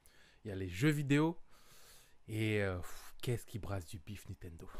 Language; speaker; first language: French; native; French